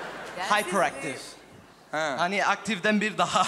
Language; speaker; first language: Turkish; early bilingual, heritage; English